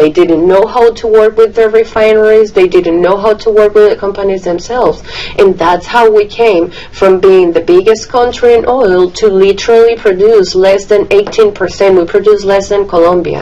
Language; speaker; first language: English; non-native, fluent; Spanish